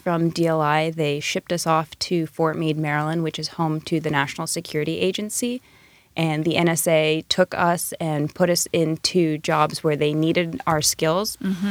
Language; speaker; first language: English; native; English